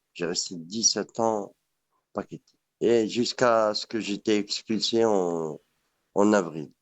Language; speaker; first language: French; non-native, local second language; Arabic